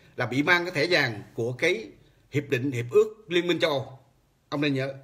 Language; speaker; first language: Vietnamese; native; Vietnamese